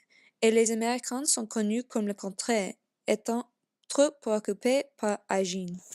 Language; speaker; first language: French; non-native, learner; English